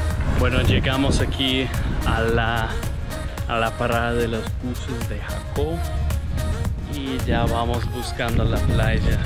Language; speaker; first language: Spanish; early bilingual, heritage; Spanish